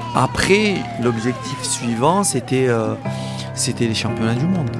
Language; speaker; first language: French; non-native, local second language; Arabic